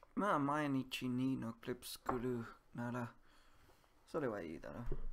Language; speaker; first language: Japanese; non-native, learner; English